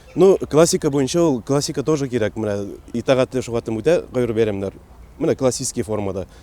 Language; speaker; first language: Tatar; native; Tatar